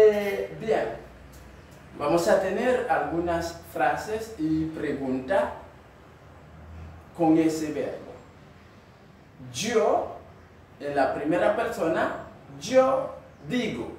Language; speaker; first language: Spanish; non-native, fluent; Haitian Creole